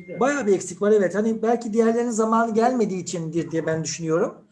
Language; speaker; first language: Turkish; native; Turkish